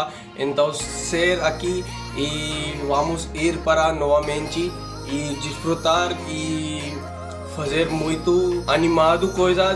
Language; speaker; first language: Portuguese; non-native, learner; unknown